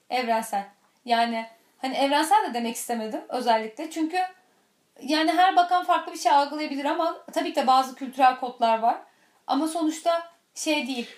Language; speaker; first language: Turkish; native; Turkish